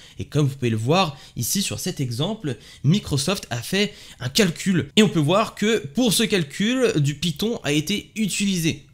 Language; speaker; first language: French; native; French